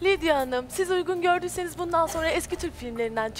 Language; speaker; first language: Turkish; native; Turkish